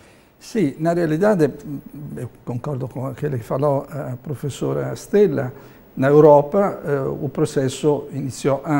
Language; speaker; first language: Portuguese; non-native, fluent; Italian